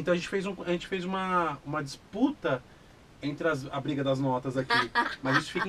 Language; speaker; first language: Portuguese; native; Portuguese